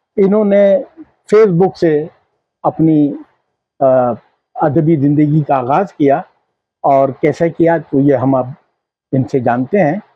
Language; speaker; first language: Urdu; native; Urdu